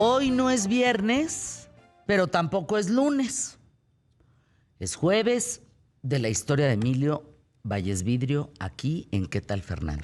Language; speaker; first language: Spanish; native; Spanish